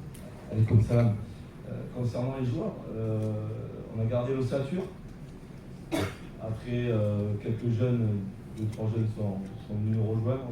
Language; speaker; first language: French; native; French